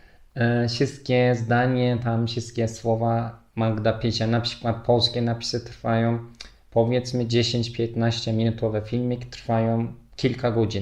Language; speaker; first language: Polish; non-native, fluent; Turkish